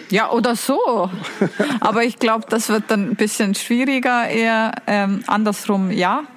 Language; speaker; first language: German; non-native, fluent; Estonian